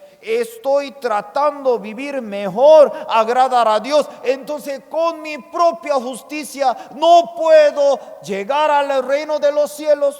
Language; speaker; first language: Spanish; non-native, fluent; Korean